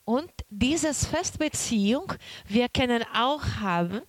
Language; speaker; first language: German; non-native, learner; Portuguese